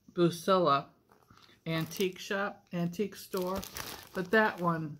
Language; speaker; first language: English; native; English